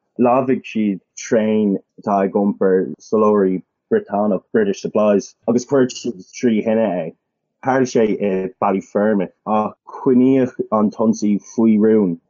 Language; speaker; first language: Irish; non-native, local second language; English